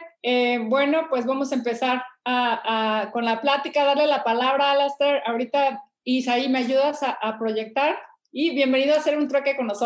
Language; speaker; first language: Spanish; native; Spanish